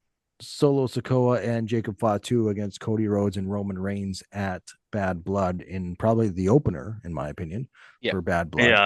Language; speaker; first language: English; native; English